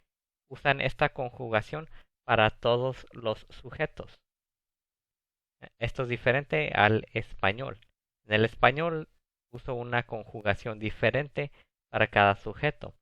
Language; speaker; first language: Spanish; early bilingual, other home language; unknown